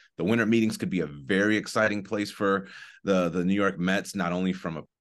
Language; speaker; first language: English; native; English